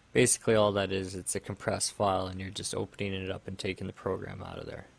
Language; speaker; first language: English; native; English